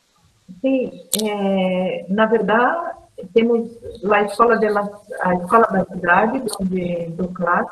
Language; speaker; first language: Spanish; non-native, learner; Portuguese